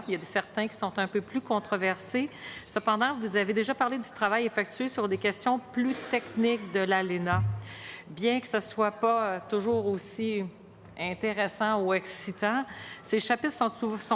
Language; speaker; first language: French; native; French